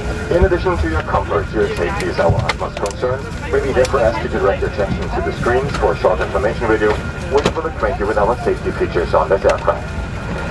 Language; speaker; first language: English; non-native, fluent; German